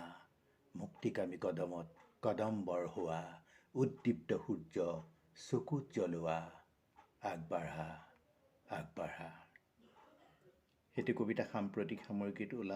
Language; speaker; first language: Assamese; native; Assamese